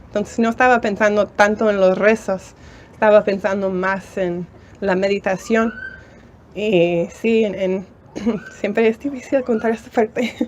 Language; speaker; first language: Spanish; non-native, fluent; English